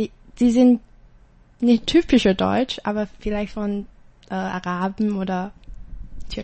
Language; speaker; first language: German; non-native, learner; Chinese